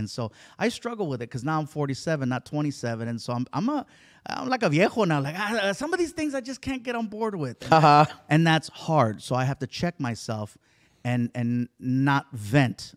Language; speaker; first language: English; early bilingual, other home language; Spanish